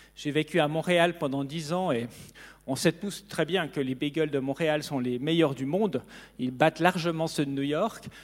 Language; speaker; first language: French; native; French